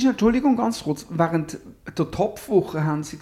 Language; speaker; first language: German; native; German